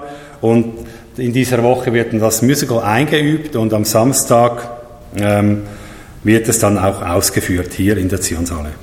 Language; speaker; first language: German; native; German